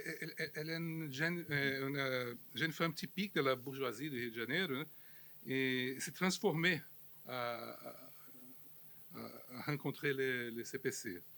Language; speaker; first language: French; non-native, fluent; Portuguese